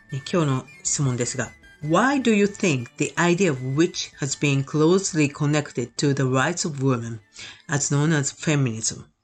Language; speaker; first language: English; non-native, fluent; Japanese